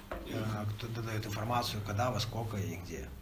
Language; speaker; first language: Russian; native; Russian